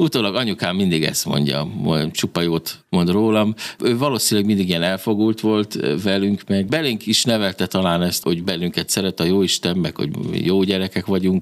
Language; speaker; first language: Hungarian; native; Hungarian